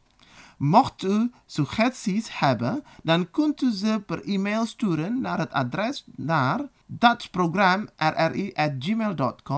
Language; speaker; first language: Dutch; non-native, learner; Indonesian